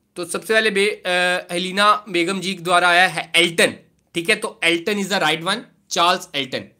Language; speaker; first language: Hindi; native; Hindi